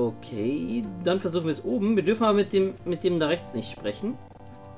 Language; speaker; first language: German; native; German